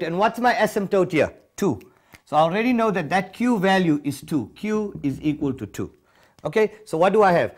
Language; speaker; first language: English; native; English